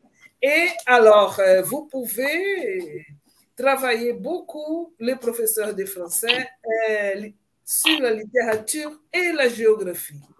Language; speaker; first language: French; non-native, fluent; Portuguese